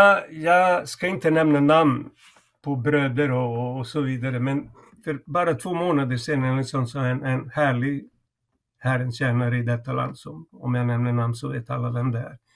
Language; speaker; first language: Swedish; non-native, fluent; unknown